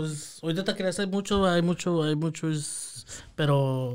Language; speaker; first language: Spanish; native; Spanish